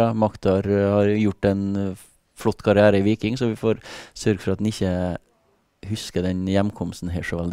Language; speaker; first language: Norwegian; native; Norwegian